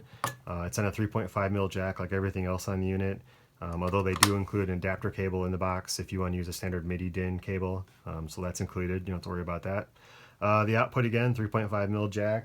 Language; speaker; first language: English; native; English